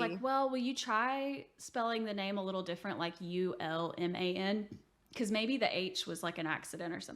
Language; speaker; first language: English; native; English